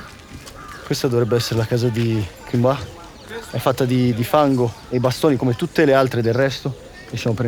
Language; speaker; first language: Italian; native; Italian